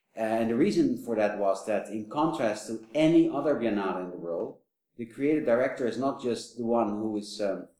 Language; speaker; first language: English; non-native, fluent; Dutch